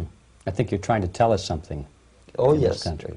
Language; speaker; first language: English; native; English